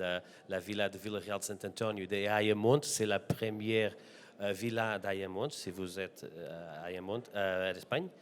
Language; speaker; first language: French; non-native, learner; Portuguese